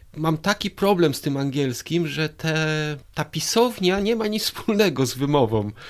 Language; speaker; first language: Polish; native; Polish